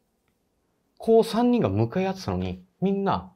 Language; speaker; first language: Japanese; native; Japanese